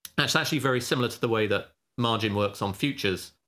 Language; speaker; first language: English; native; English